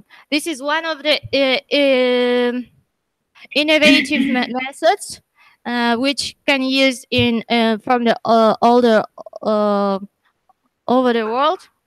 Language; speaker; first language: English; non-native, learner; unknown